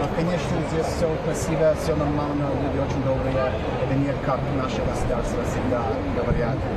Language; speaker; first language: Russian; non-native, learner; English